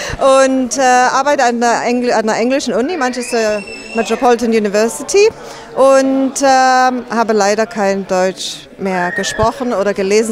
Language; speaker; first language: German; early bilingual, other home language; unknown